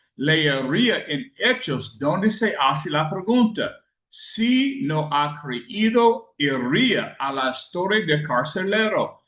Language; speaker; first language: Spanish; non-native, learner; English